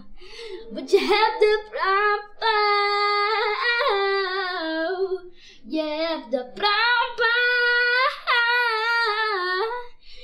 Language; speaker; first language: Dutch; early bilingual, other home language; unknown